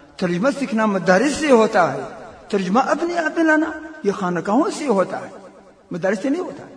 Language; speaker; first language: Urdu; non-native, local second language; Pashto